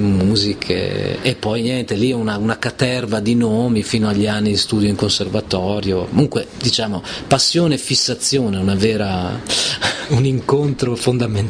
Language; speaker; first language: Italian; native; Italian